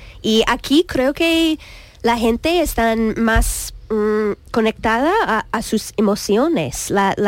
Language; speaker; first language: Spanish; non-native, learner; English